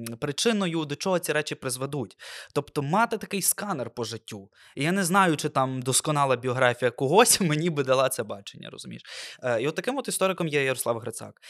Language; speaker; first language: Ukrainian; non-native, local second language; Russian